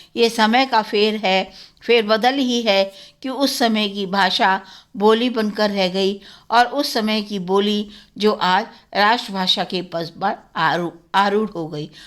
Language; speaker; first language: Hindi; native; Hindi